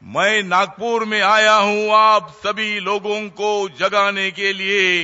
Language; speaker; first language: Hindi; non-native, local second language; Marathi